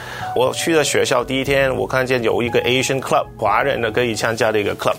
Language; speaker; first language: Chinese; non-native, local second language; Cantonese